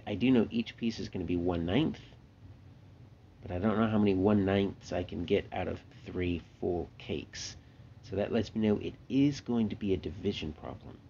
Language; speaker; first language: English; native; English